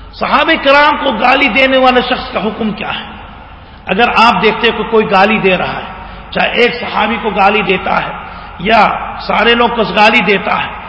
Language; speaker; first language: Urdu; native; Urdu